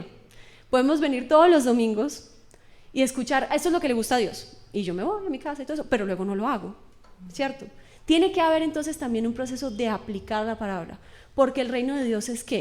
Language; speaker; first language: Spanish; native; Spanish